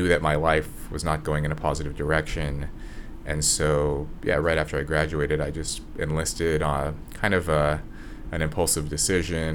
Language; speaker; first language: English; native; English